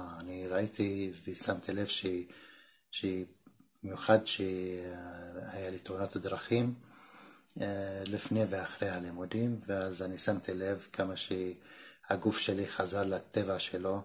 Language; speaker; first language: Hebrew; non-native, local second language; Arabic